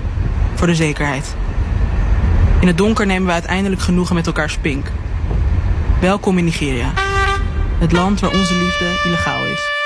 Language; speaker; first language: Dutch; native; Dutch